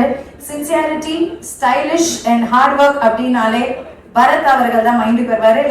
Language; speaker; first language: Tamil; native; Tamil